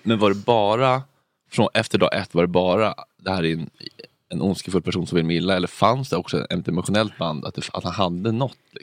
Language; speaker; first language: Swedish; native; Swedish